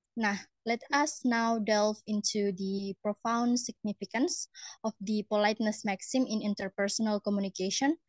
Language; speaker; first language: English; non-native, learner; Indonesian